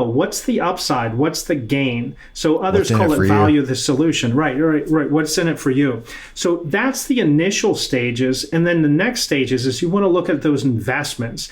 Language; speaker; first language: English; native; English